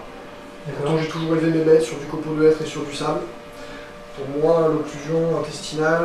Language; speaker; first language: French; native; French